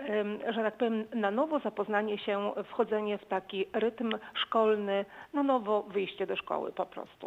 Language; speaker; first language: Polish; native; Polish